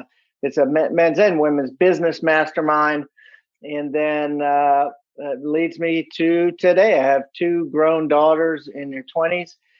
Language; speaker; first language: English; native; English